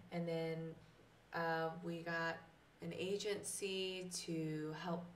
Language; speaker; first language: English; native; English